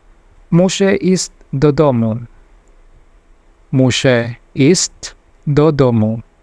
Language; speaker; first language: Polish; non-native, fluent; Indonesian